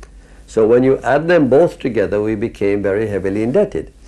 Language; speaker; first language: English; native; English